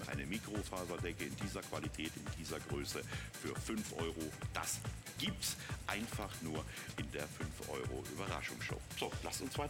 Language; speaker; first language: German; native; German